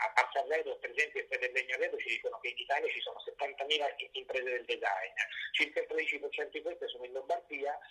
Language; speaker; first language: Italian; native; Italian